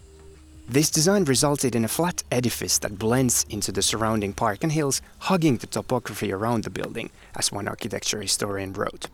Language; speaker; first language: English; non-native, fluent; Finnish